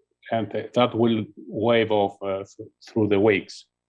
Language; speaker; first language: English; non-native, fluent; Greek